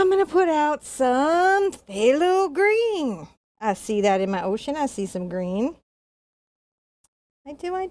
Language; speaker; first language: English; native; English